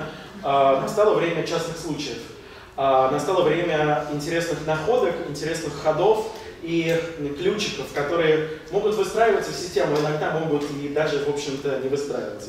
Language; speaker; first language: Russian; native; Russian